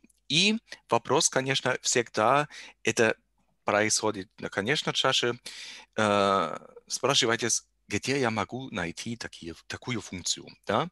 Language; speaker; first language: Russian; non-native, learner; German